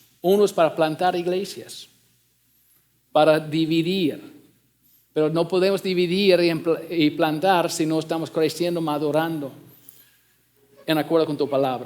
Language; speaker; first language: Spanish; non-native, fluent; English